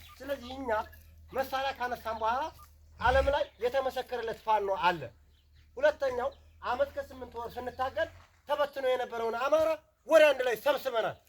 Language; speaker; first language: Amharic; native; Amharic